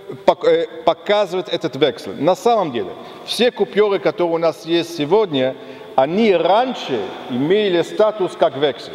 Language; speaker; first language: Russian; non-native, fluent; German